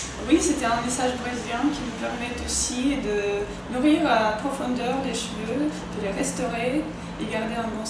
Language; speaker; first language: French; non-native, fluent; Russian